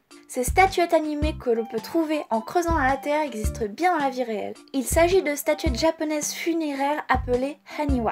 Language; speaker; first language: French; native; French